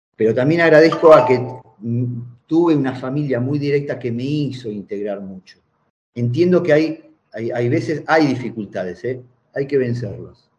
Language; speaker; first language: Spanish; native; Spanish